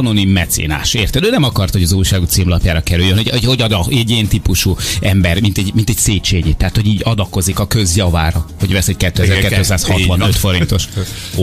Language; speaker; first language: Hungarian; native; Hungarian